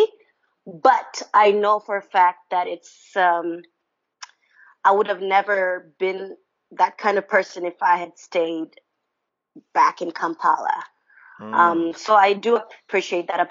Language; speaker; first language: English; non-native, local second language; Ganda